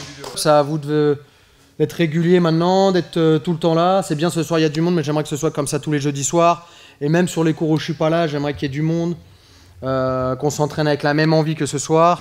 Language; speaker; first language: French; native; French